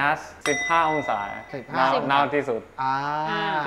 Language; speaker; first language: Thai; non-native, learner; Japanese